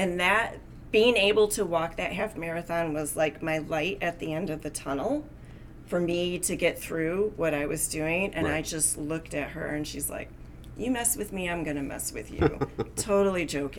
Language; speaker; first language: English; native; English